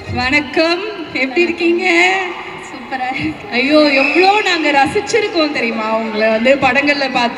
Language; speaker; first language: Tamil; native; Tamil